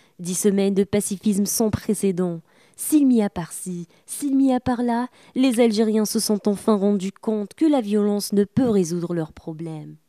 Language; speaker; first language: French; non-native, local second language; Arabic